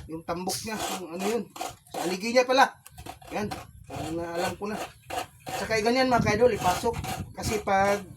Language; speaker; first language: Filipino; non-native, local second language; Cebuano